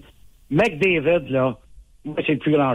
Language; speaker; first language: French; native; French